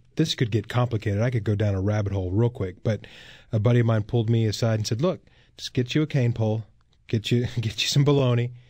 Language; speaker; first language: English; native; English